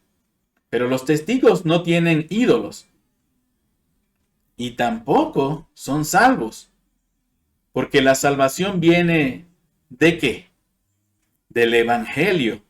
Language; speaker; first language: Spanish; non-native, fluent; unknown